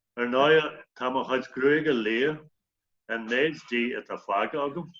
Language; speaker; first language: Irish; native; Irish